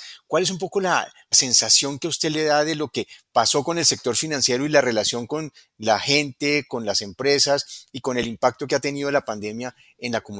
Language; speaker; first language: Spanish; native; Spanish